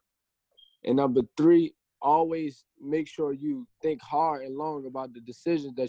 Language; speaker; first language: English; native; English